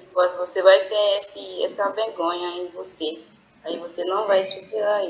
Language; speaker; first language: Portuguese; non-native, fluent; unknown